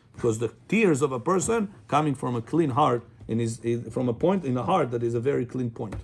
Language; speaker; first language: English; non-native, fluent; Russian